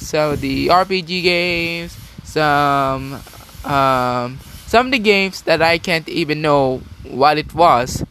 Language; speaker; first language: English; non-native, local second language; Filipino